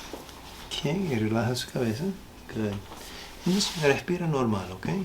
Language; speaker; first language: Spanish; early bilingual, heritage; Spanish